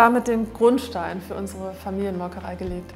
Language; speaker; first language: German; native; German